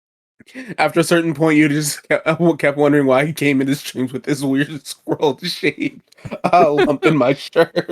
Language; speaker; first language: English; native; English